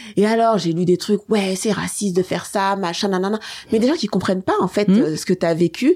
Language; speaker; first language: French; native; French